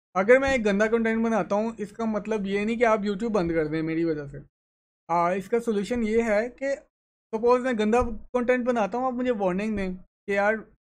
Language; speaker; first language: Urdu; native; Urdu